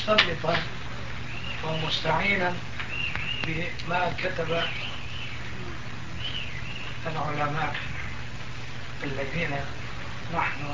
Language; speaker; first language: Arabic; non-native, fluent; Turkish